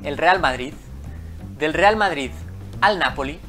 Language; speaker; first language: Spanish; native; Spanish